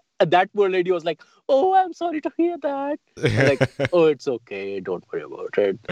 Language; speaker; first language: English; non-native, local second language; Hindi